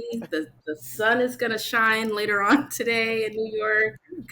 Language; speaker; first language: English; native; English